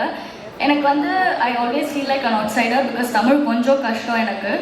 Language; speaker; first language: Tamil; non-native, learner; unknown